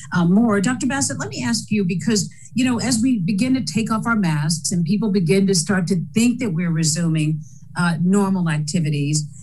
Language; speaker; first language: English; native; English